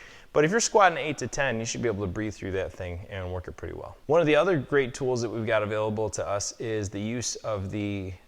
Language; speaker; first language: English; native; English